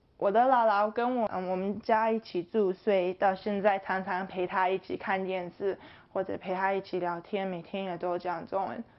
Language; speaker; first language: Chinese; early bilingual, heritage; English